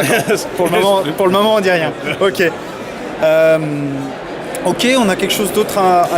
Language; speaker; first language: French; native; French